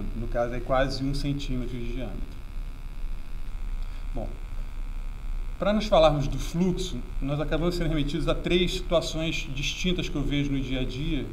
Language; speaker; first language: Portuguese; native; Portuguese